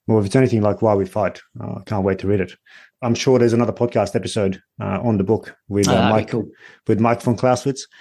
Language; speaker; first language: English; native; English